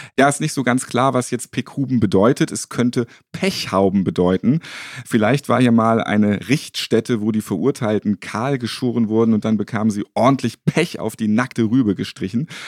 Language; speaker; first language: German; native; German